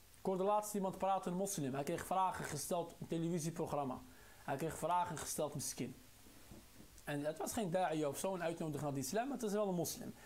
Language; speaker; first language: Dutch; non-native, local second language; Arabic